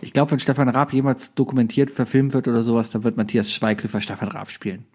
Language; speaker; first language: German; native; German